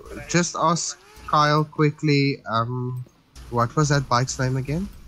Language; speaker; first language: English; non-native, local second language; Afrikaans